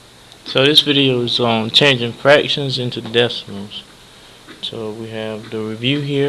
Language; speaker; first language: English; native; English